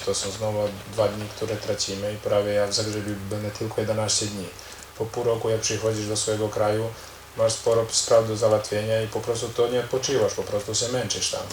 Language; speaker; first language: Polish; non-native, learner; Croatian